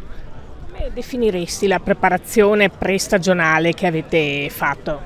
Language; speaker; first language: Italian; native; Italian